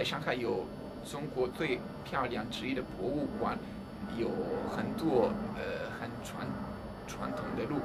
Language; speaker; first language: Chinese; non-native, fluent; Italian